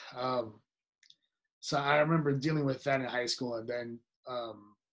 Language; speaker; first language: English; early bilingual, other home language; Spanish